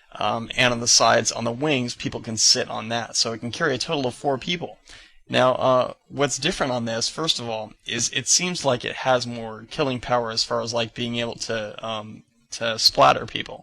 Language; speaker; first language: English; native; English